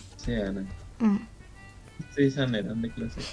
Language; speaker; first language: Japanese; non-native, learner; Spanish